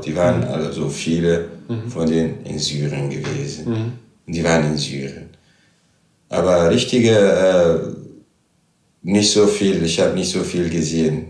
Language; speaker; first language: German; non-native, fluent; Arabic